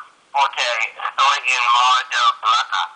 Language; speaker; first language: Spanish; non-native, learner; English